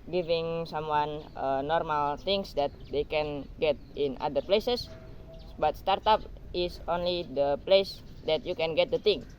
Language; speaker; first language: English; non-native, learner; Indonesian